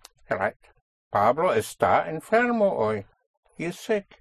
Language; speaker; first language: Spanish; non-native, fluent; English